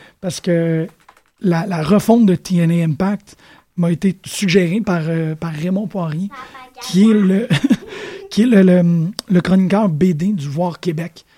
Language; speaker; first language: French; native; French